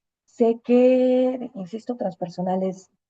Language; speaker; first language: Spanish; native; Spanish